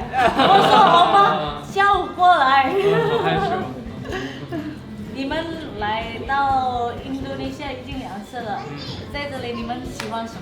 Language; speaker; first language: Chinese; non-native, fluent; Indonesian